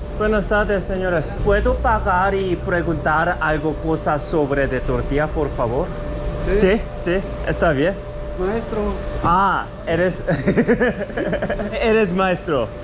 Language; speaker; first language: Spanish; non-native, learner; Korean